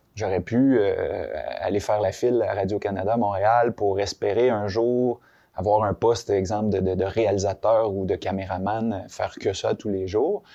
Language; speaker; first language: French; native; French